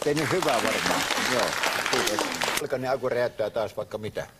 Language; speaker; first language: Finnish; native; Finnish